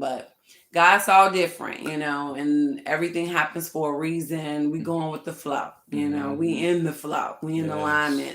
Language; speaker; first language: English; native; English